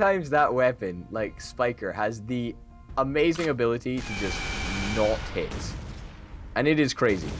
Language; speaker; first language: English; native; English